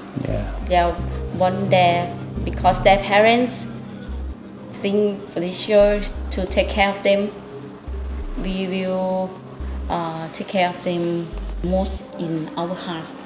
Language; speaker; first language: English; non-native, learner; Thai